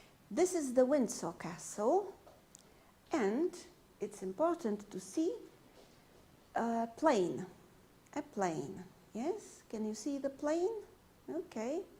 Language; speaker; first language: English; non-native, fluent; Polish